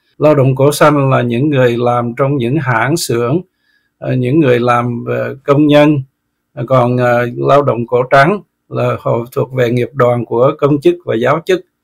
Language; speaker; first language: Vietnamese; native; Vietnamese